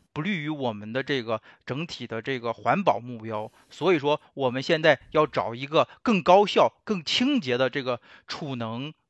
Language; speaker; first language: Chinese; native; Chinese